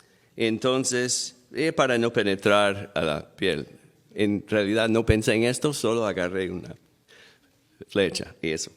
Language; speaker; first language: Spanish; non-native, fluent; English